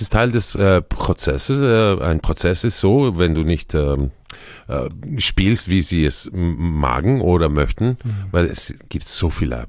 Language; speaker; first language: German; non-native, fluent; Croatian